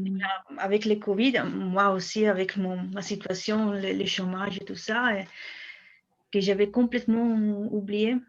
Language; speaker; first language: French; non-native, fluent; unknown